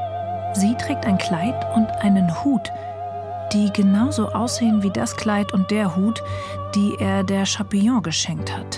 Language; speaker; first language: German; native; German